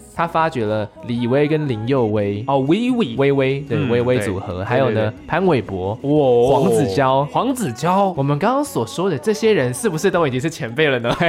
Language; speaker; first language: Chinese; native; Chinese